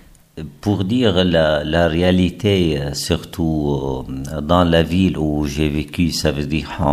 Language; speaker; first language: French; non-native, fluent; Arabic